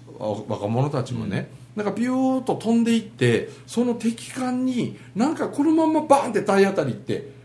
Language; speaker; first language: Japanese; native; Japanese